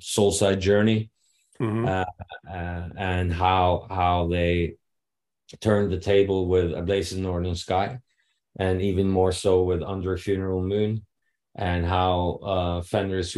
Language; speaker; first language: English; non-native, fluent; Norwegian